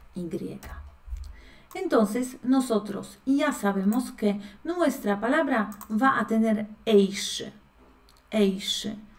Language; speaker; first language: Spanish; non-native, fluent; Polish